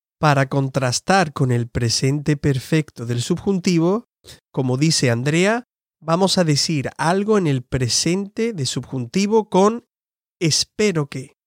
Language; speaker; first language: Spanish; non-native, fluent; English